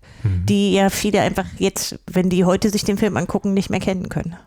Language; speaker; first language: German; native; German